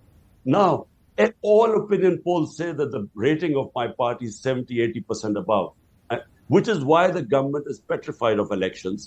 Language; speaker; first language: English; non-native, local second language; Urdu